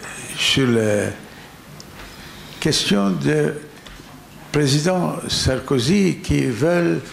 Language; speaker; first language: French; non-native, learner; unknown